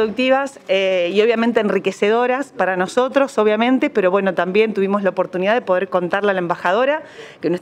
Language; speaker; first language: Spanish; native; Spanish